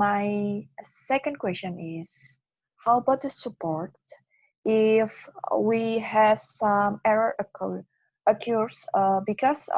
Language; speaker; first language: English; non-native, fluent; Indonesian